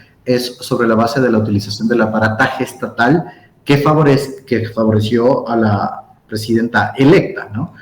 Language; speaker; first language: Spanish; native; Spanish